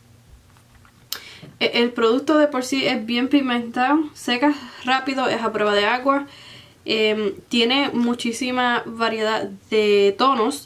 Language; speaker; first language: Spanish; early bilingual, heritage; Spanish